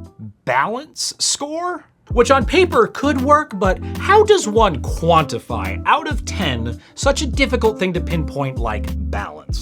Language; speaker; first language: English; native; English